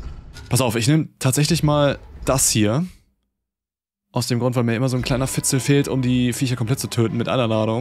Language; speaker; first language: German; native; German